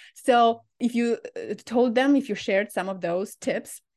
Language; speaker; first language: English; non-native, fluent; Ukrainian